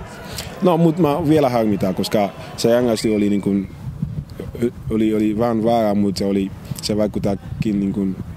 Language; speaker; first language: Finnish; non-native, learner; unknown